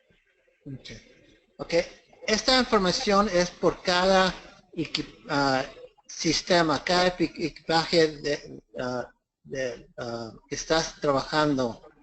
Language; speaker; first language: Spanish; early bilingual, heritage; English